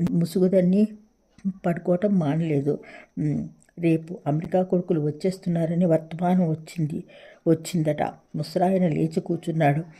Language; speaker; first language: Telugu; native; Telugu